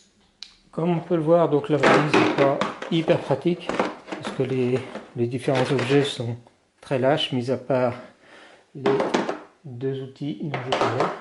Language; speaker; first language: French; native; French